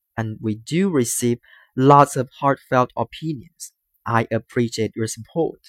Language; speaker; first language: English; non-native, fluent; Chinese